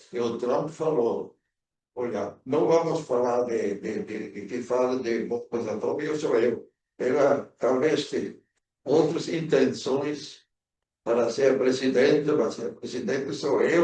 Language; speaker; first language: Portuguese; early bilingual, other home language; German